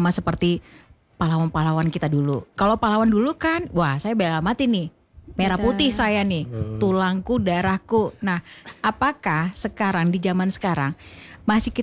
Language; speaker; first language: Indonesian; non-native, local second language; Achinese